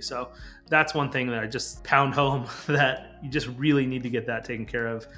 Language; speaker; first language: English; native; English